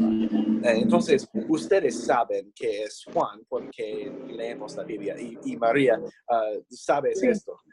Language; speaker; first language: Spanish; non-native, fluent; English